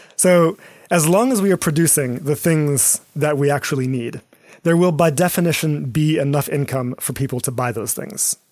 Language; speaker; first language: English; native; English